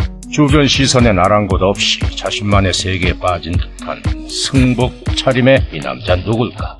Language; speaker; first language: Korean; native; Korean